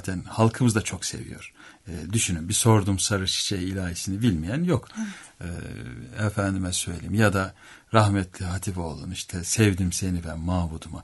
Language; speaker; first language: Turkish; native; Turkish